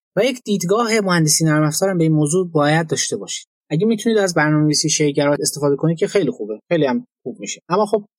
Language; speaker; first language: Persian; native; Persian